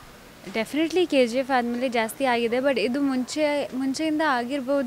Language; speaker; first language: Kannada; non-native, fluent; Hindi